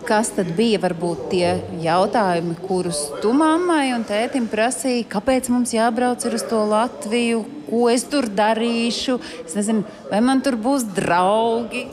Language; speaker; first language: Latvian; native; Latvian